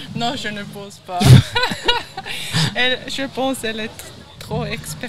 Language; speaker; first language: French; non-native, learner; German